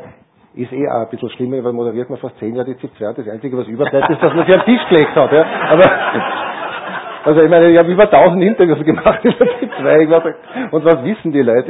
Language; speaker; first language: German; native; German